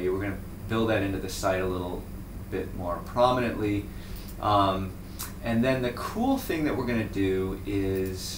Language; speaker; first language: English; native; English